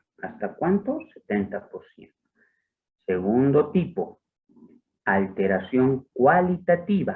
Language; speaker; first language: Spanish; native; Spanish